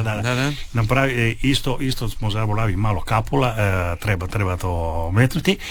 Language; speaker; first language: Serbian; non-native, fluent; Italian